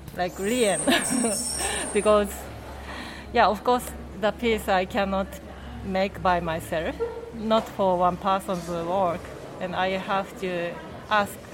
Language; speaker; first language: English; non-native, learner; Japanese